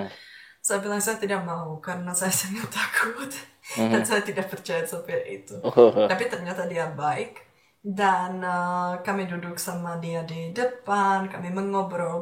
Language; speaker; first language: Indonesian; non-native, fluent; Czech